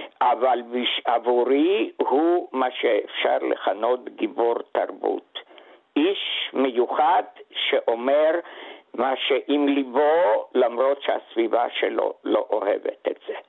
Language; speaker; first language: Hebrew; non-native, fluent; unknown